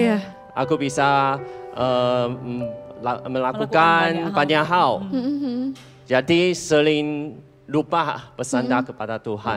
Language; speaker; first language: Indonesian; non-native, fluent; Chinese